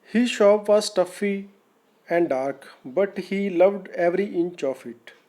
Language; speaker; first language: English; non-native, local second language; Punjabi